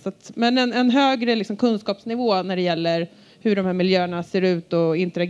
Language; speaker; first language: Swedish; native; Swedish